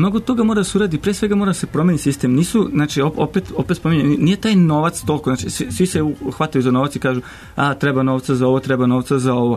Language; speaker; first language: Serbian; native; Serbian